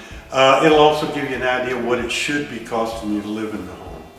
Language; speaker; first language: English; native; English